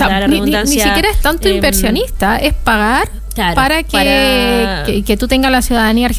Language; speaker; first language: Spanish; native; Spanish